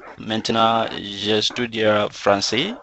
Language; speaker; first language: French; non-native, learner; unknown